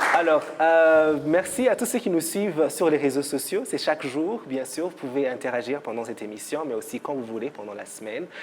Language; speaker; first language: French; non-native, local second language; Kinyarwanda